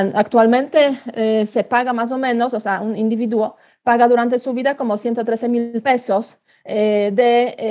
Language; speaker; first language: Spanish; non-native, fluent; Polish